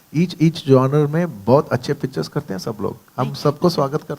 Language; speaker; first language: Hindi; non-native, local second language; Telugu